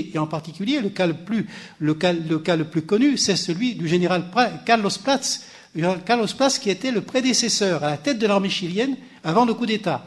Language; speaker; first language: French; native; French